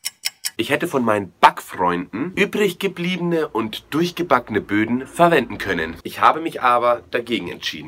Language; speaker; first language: German; native; German